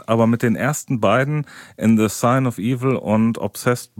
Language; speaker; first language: German; native; German